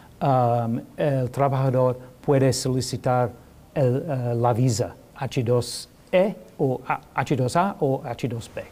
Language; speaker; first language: Spanish; non-native, learner; English